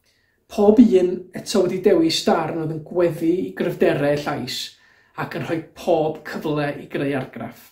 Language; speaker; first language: Welsh; native; Welsh